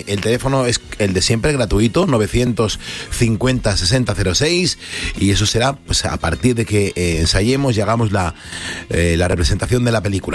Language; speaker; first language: Spanish; native; Spanish